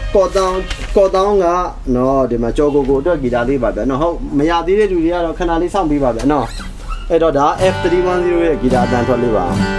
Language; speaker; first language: Burmese; non-native, local second language; Tedim Chin